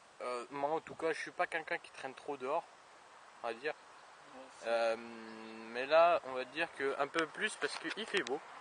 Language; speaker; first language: French; native; French